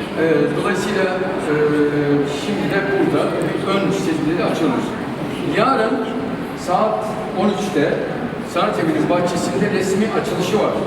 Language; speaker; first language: Turkish; native; Turkish